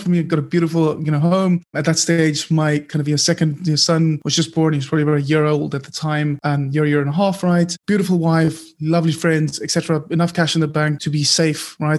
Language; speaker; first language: English; non-native, local second language; Afrikaans